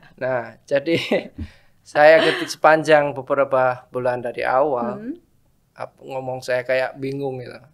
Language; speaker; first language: Indonesian; non-native, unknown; Vietnamese